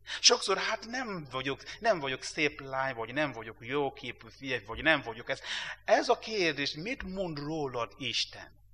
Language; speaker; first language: Hungarian; non-native, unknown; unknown